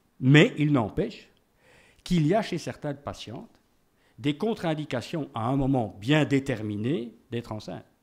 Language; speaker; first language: French; native; French